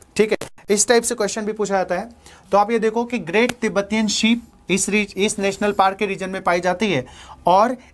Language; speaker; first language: Hindi; native; Hindi